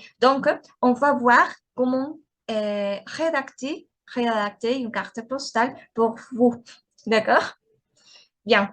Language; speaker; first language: French; non-native, learner; Spanish